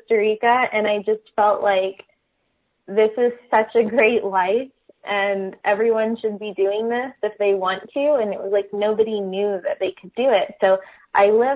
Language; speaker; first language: English; native; English